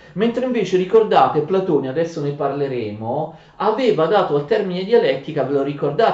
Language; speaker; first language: Italian; native; Italian